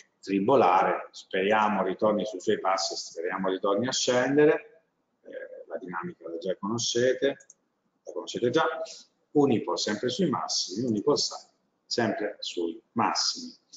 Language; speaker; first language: Italian; native; Italian